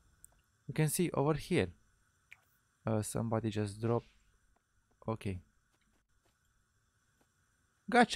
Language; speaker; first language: English; non-native, fluent; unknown